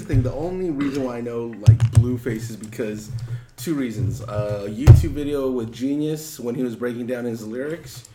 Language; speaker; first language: English; native; English